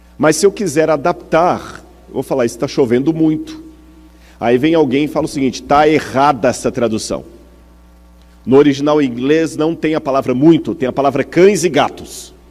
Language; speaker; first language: Portuguese; native; Portuguese